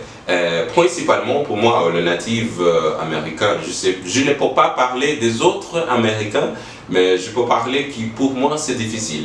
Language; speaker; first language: French; non-native, learner; English